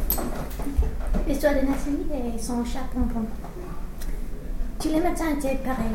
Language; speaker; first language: French; non-native, learner; English